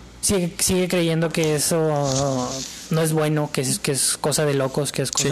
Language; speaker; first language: Spanish; native; Spanish